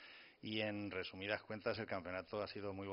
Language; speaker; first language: Spanish; native; Spanish